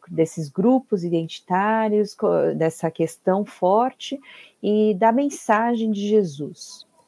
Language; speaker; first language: Portuguese; native; Portuguese